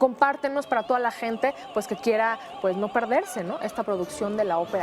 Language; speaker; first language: Spanish; native; Spanish